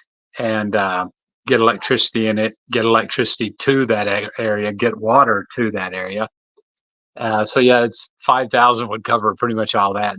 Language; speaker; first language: English; native; English